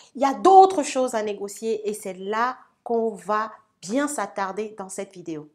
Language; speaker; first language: French; native; French